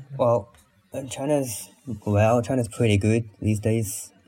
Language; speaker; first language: English; non-native, fluent; Chinese